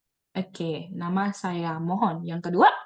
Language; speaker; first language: Indonesian; non-native, fluent; English